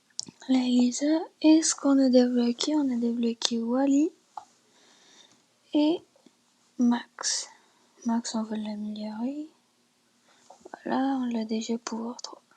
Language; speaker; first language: French; native; French